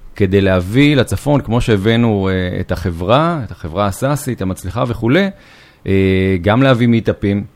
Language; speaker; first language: Hebrew; native; Hebrew